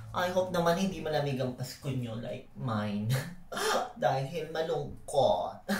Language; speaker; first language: Filipino; native; Filipino